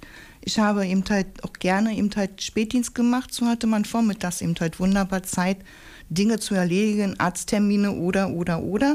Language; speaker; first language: German; native; German